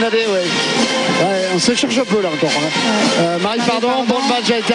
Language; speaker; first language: French; native; French